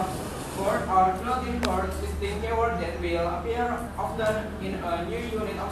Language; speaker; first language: English; non-native, learner; Indonesian